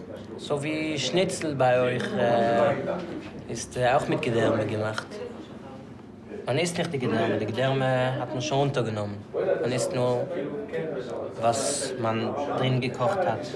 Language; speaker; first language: German; non-native, fluent; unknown